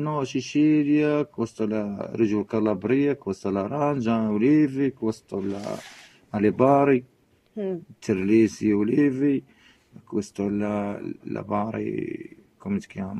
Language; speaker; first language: Italian; non-native, learner; Arabic